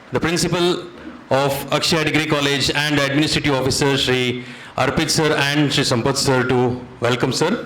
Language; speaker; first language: English; non-native, local second language; Kannada